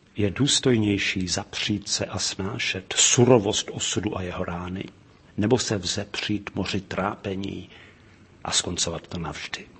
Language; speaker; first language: Czech; native; Czech